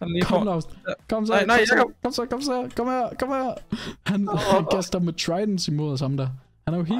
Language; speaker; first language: Danish; native; Danish